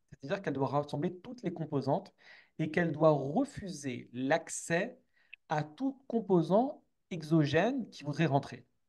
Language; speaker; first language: French; native; French